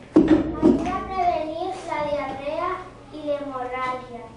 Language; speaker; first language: Catalan; non-native, local second language; Spanish